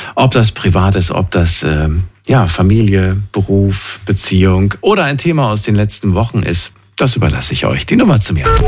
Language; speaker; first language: German; native; German